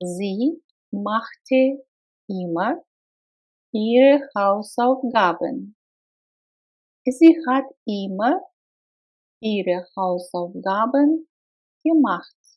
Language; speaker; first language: German; non-native, fluent; Russian